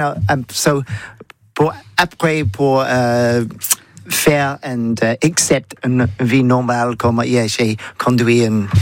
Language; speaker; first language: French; non-native, learner; English